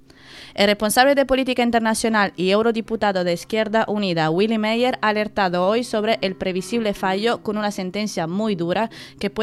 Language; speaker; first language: Spanish; native; Spanish